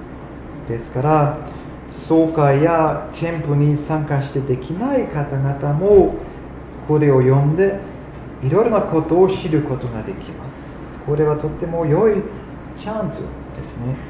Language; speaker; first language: Japanese; non-native, fluent; German